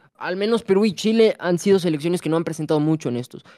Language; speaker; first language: Spanish; native; Spanish